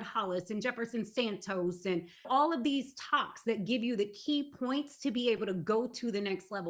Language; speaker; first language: English; native; English